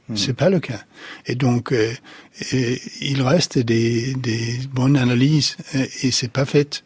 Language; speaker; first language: French; non-native, fluent; Danish